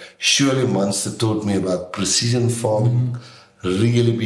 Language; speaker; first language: English; non-native, local second language; Afrikaans